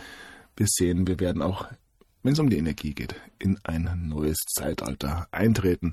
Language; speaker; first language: German; native; German